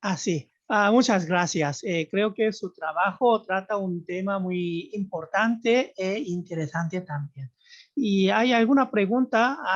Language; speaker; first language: Spanish; non-native, fluent; Korean